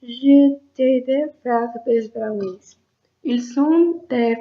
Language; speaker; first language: French; non-native, learner; Spanish